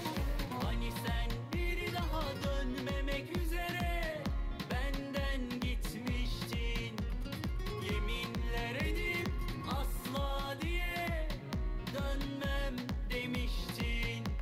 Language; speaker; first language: Turkish; non-native, learner; Korean